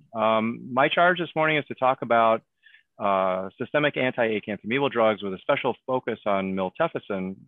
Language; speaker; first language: English; native; English